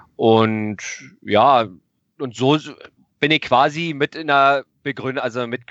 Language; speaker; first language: German; native; German